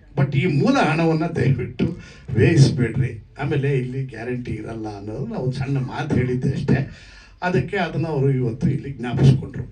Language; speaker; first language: Kannada; native; Kannada